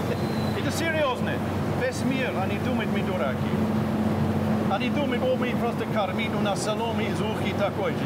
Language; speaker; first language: Russian; non-native, fluent; English